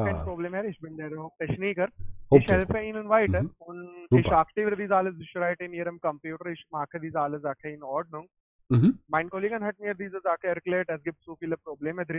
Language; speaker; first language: German; non-native, learner; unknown